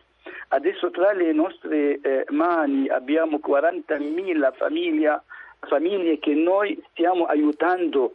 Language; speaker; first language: Italian; non-native, fluent; Arabic